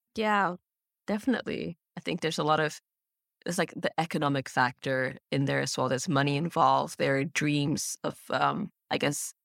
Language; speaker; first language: English; native; English